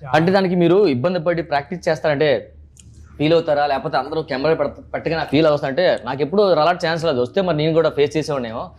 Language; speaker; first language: Telugu; native; Telugu